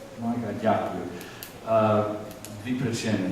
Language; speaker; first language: Ukrainian; early bilingual, heritage; Ukrainian